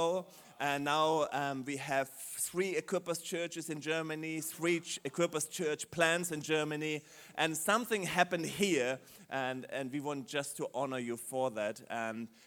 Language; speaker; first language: English; non-native, fluent; German